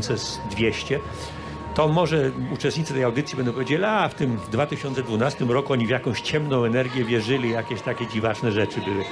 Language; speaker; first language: Polish; native; Polish